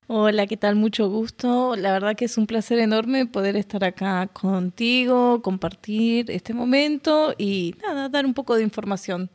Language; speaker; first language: Spanish; native; Spanish